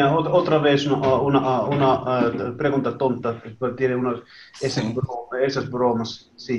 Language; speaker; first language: Spanish; non-native, fluent; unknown